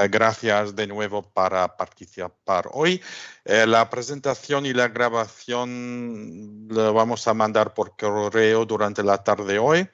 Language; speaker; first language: Spanish; non-native, fluent; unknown